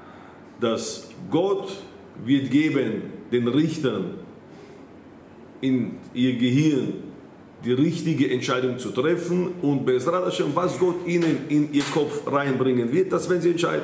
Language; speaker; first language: German; non-native, fluent; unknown